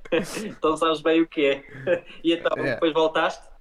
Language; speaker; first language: Portuguese; early bilingual, heritage; Portuguese